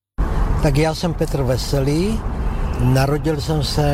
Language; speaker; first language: Czech; non-native, local second language; Slovak